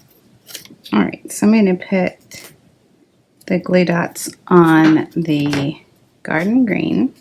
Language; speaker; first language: English; native; English